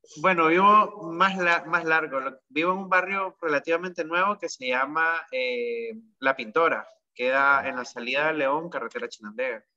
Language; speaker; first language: Spanish; native; Spanish